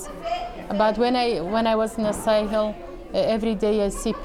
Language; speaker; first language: English; non-native, learner; Arabic